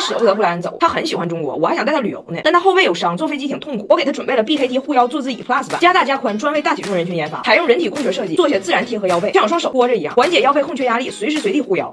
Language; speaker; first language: Chinese; native; Chinese